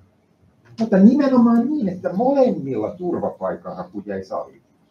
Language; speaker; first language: Finnish; native; Finnish